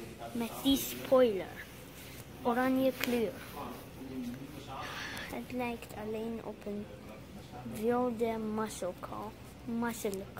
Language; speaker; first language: Dutch; non-native, learner; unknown